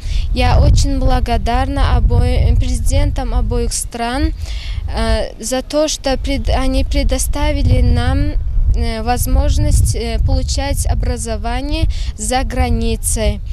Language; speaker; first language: Russian; non-native, fluent; Turkmen